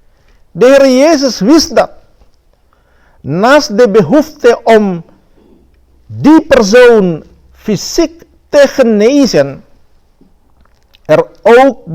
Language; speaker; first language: Dutch; non-native, fluent; Indonesian